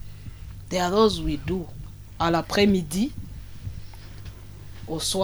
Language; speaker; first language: French; non-native, fluent; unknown